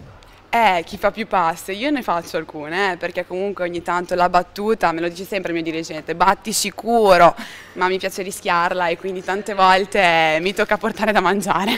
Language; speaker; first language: Italian; native; Italian